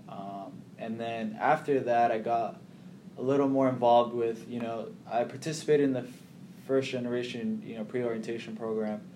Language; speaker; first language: English; early bilingual, other home language; Somali